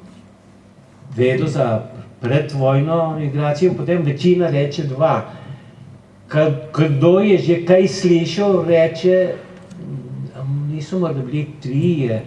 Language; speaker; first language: Slovenian; early bilingual, heritage; Slovenian